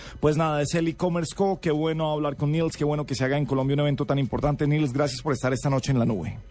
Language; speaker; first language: Spanish; native; Spanish